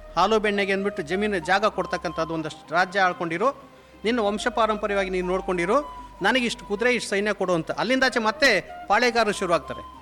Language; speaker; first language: Kannada; native; Kannada